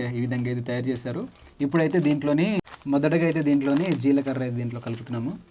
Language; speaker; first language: Telugu; native; Telugu